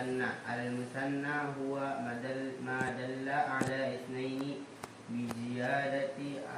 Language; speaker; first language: Arabic; non-native, learner; Indonesian